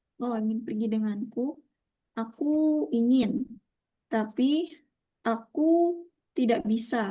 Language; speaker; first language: Indonesian; non-native, learner; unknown